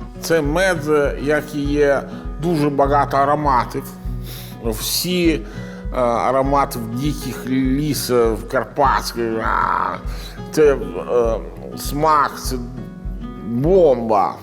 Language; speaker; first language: Ukrainian; non-native, learner; Italian